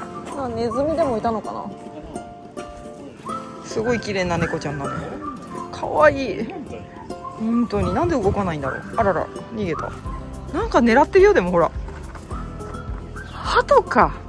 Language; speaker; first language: Japanese; native; Japanese